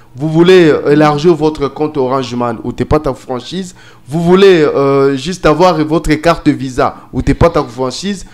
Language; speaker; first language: French; non-native, local second language; Swahili